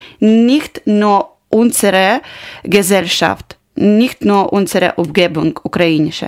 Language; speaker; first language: German; non-native, learner; Ukrainian